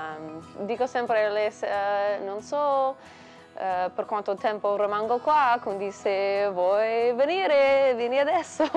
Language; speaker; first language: Italian; non-native, learner; English